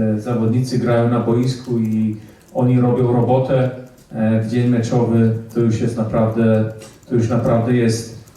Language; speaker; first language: Polish; early bilingual, heritage; Polish